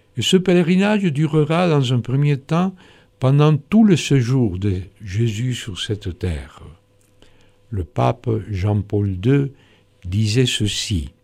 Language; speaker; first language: French; non-native, fluent; Spanish